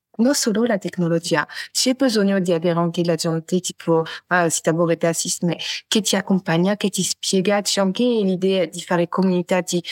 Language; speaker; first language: French; native; French